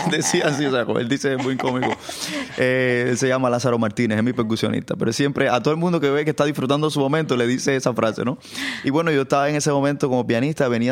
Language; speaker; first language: Spanish; native; Spanish